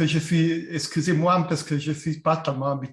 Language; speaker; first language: French; non-native, fluent; Italian